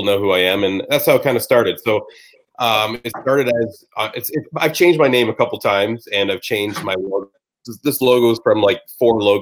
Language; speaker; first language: English; native; English